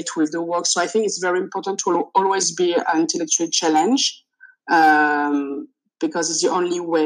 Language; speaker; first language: English; non-native, fluent; French